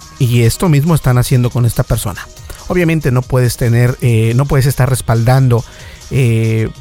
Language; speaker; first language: Spanish; native; Spanish